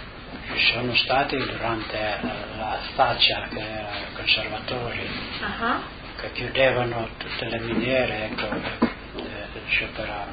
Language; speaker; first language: Italian; non-native, local second language; Slovenian